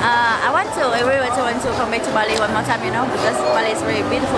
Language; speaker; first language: English; non-native, learner; Vietnamese